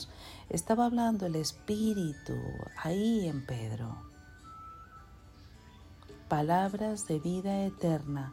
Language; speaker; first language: Spanish; native; Spanish